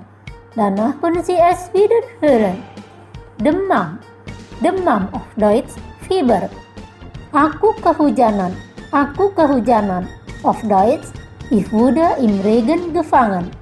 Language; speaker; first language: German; non-native, fluent; Indonesian